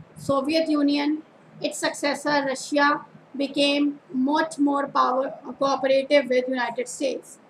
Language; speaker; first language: English; non-native, local second language; Punjabi